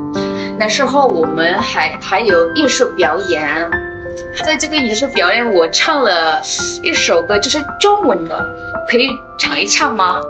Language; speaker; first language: Chinese; non-native, fluent; Indonesian